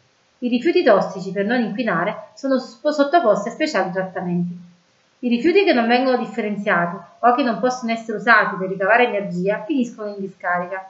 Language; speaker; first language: Italian; native; Italian